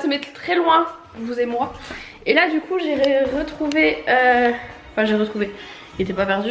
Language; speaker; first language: French; native; French